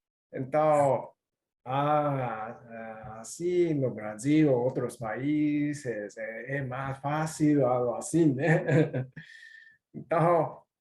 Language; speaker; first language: Portuguese; non-native, learner; Japanese